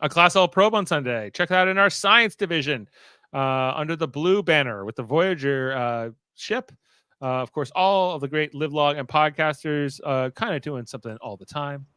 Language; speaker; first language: English; native; English